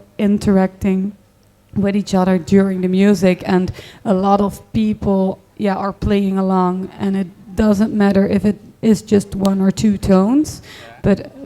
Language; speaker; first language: English; non-native, fluent; Dutch